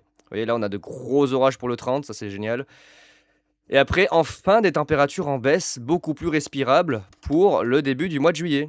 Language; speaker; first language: French; native; French